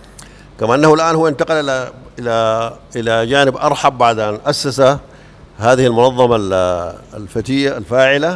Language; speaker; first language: Arabic; native; Arabic